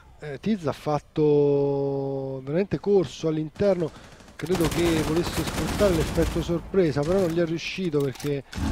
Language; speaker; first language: Italian; native; Italian